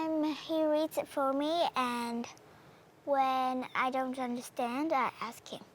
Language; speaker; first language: English; non-native, fluent; Vietnamese